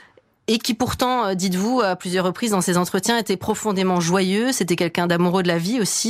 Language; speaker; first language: French; native; French